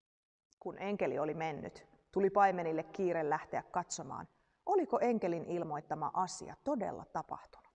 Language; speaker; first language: Finnish; native; Finnish